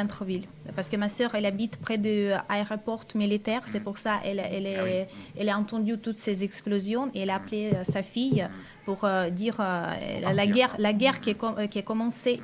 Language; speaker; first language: French; non-native, fluent; Russian